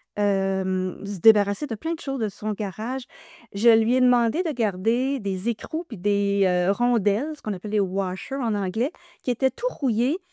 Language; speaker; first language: French; native; French